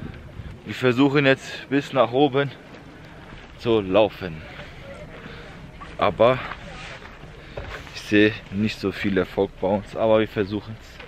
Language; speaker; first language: German; early bilingual, other home language; Turkish